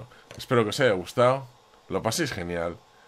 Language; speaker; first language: Spanish; native; Spanish